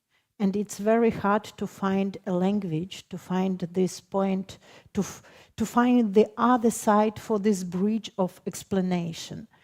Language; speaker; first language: English; non-native, fluent; Ukrainian